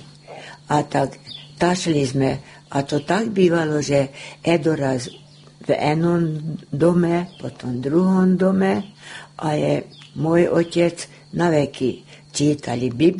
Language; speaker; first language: Slovak; native; Slovak